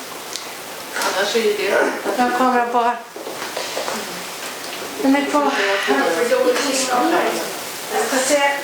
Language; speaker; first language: Swedish; native; Swedish